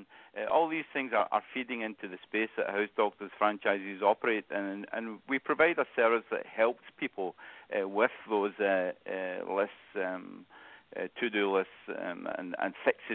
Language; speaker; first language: English; native; English